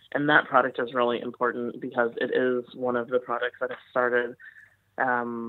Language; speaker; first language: English; native; English